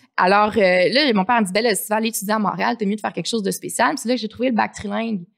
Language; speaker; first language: French; native; French